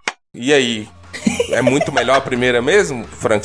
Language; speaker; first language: Portuguese; native; Portuguese